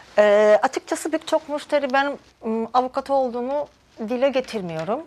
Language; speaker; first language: Turkish; non-native, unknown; Georgian